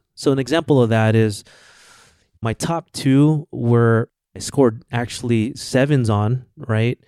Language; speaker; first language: English; early bilingual, other home language; Filipino